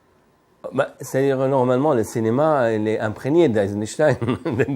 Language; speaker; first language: French; non-native, fluent; Arabic